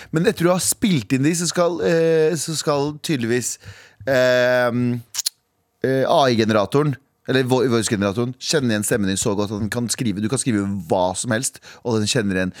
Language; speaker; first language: Norwegian; early bilingual, other home language; Kurdish